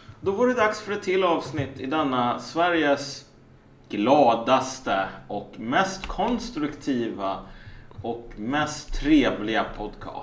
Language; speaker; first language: Swedish; native; Swedish